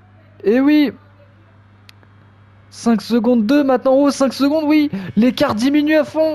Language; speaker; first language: French; native; French